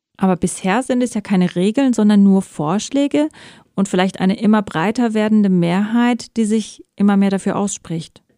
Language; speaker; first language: German; early bilingual, other home language; Persian